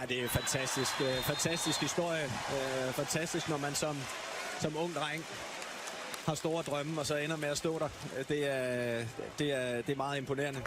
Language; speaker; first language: Danish; native; Danish